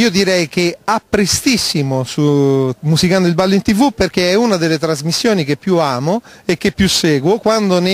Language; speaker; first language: Italian; native; Italian